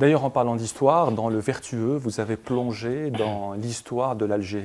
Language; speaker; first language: French; non-native, local second language; Arabic